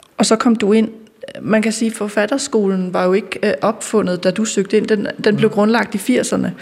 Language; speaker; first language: Danish; native; Danish